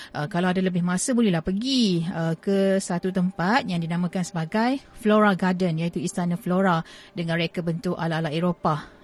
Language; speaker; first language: Malay; native; Malay